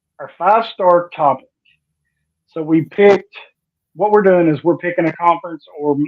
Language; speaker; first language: English; native; English